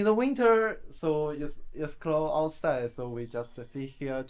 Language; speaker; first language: English; non-native, learner; Chinese